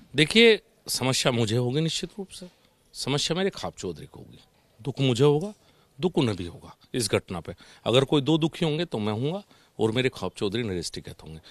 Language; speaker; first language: Hindi; native; Hindi